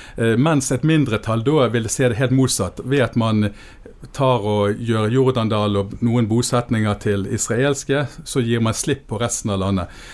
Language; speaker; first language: Norwegian; native; Norwegian